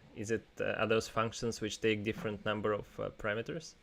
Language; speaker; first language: English; non-native, fluent; Russian